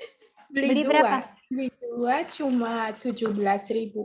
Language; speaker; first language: Indonesian; non-native, learner; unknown